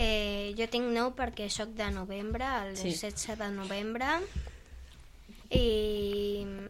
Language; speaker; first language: Catalan; non-native, local second language; Spanish